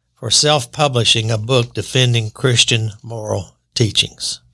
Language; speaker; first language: English; native; English